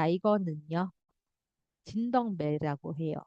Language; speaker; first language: Korean; non-native, fluent; Indonesian